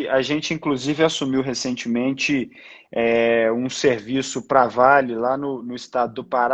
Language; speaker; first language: Portuguese; native; Portuguese